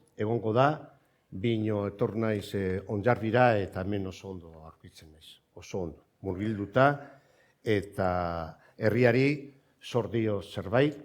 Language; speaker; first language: Basque; non-native, local second language; Spanish